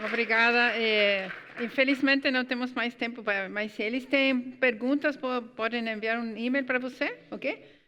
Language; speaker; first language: Portuguese; non-native, fluent; Spanish